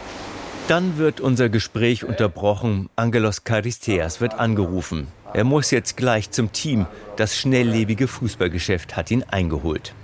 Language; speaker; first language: German; native; German